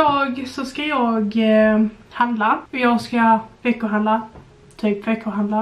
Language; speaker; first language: Swedish; native; Swedish